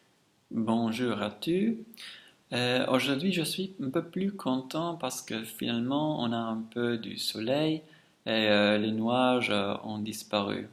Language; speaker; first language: French; non-native, fluent; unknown